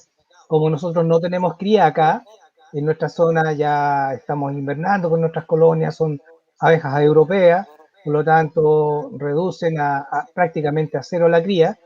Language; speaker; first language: Spanish; native; Spanish